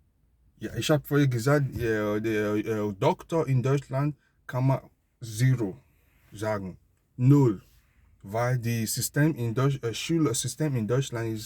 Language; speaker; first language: German; non-native, learner; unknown